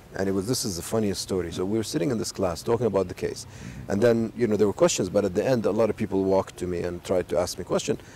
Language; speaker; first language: English; non-native, fluent; Arabic